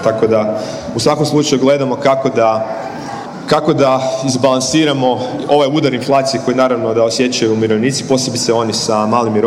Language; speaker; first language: Croatian; native; Croatian